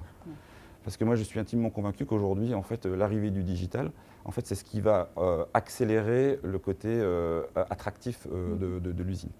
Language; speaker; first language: French; native; French